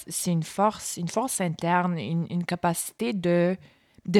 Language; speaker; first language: French; native; French